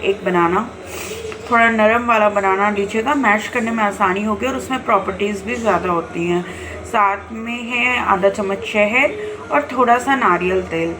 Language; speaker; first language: Hindi; non-native, local second language; Bangla